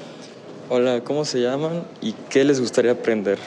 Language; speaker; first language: Spanish; native; Spanish